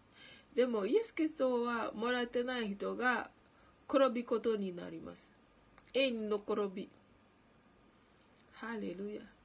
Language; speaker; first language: Japanese; non-native, learner; Ganda